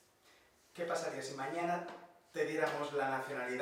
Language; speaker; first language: Spanish; native; Spanish